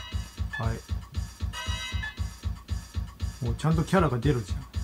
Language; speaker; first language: Japanese; native; Japanese